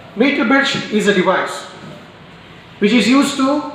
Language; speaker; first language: English; non-native, local second language; Kannada